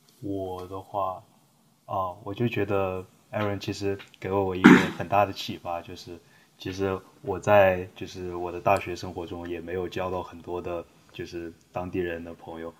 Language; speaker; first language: Chinese; native; Chinese